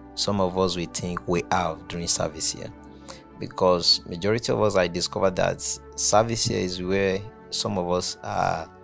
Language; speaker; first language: English; non-native, local second language; Yoruba